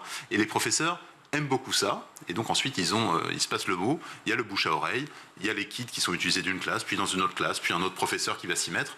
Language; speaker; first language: French; native; French